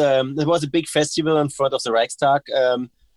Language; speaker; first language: English; non-native, fluent; German